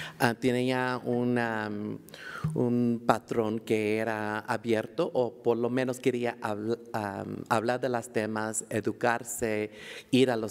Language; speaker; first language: Spanish; early bilingual, heritage; Spanish